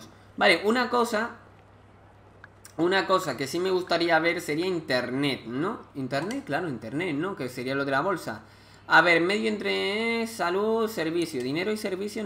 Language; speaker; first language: Spanish; native; Spanish